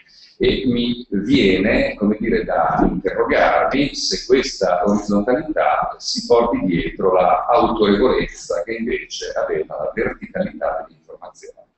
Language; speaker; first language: Italian; native; Italian